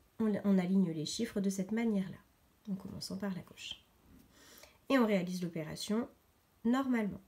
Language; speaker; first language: French; native; French